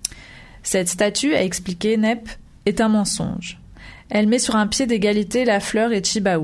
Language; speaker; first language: French; native; French